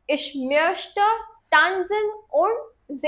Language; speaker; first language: German; non-native, fluent; Hindi